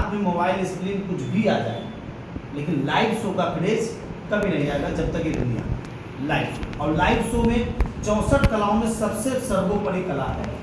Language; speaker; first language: Hindi; native; Hindi